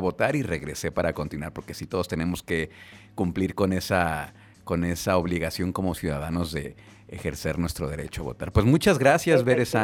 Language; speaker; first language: Spanish; native; Spanish